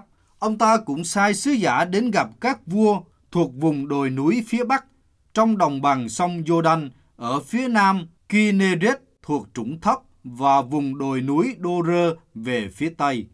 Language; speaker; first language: Vietnamese; native; Vietnamese